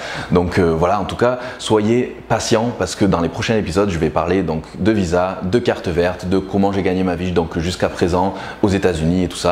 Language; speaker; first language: French; native; French